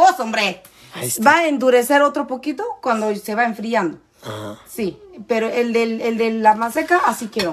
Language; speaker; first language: Spanish; native; Spanish